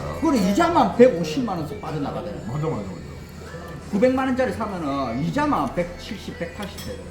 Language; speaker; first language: Korean; native; Korean